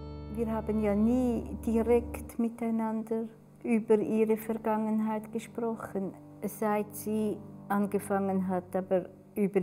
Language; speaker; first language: German; early bilingual, other home language; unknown